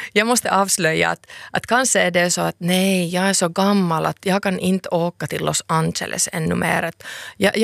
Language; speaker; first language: Swedish; non-native, local second language; Finnish